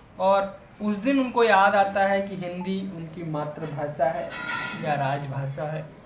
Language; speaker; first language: Hindi; native; Hindi